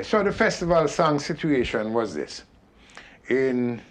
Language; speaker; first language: English; native; English